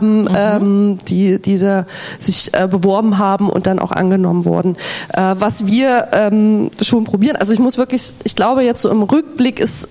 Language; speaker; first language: German; native; German